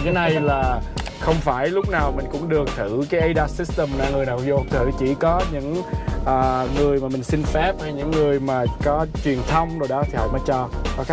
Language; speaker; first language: Vietnamese; early bilingual, heritage; Vietnamese